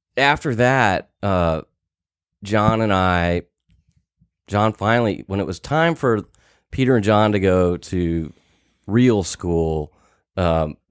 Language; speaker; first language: English; native; English